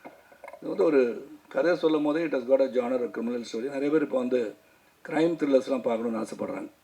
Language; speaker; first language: Tamil; native; Tamil